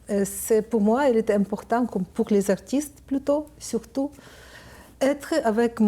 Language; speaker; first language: French; non-native, learner; Ukrainian